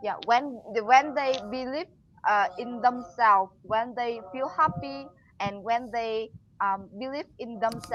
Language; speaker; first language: English; non-native, learner; Vietnamese